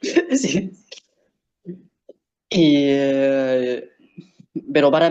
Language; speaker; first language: Spanish; non-native, learner; Arabic